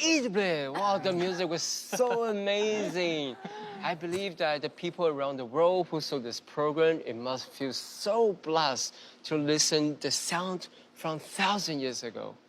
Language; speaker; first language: English; non-native, fluent; Chinese